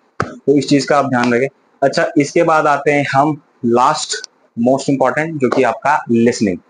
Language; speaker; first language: Hindi; native; Hindi